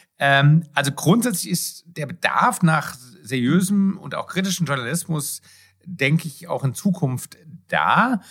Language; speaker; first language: German; native; German